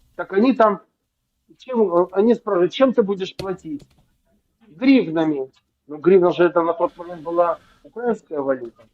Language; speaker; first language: Russian; native; Russian